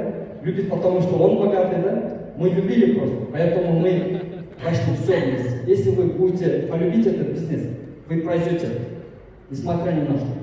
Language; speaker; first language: Russian; non-native, local second language; Kyrgyz